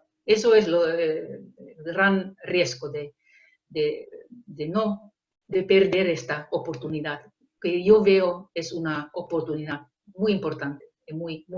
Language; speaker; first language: Spanish; non-native, fluent; Finnish